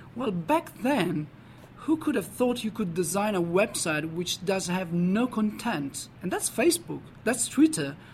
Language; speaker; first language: English; non-native, fluent; Italian